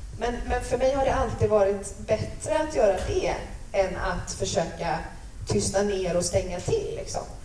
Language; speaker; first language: Swedish; native; Swedish